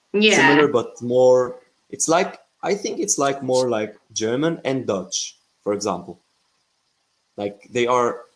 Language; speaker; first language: English; non-native, fluent; Arabic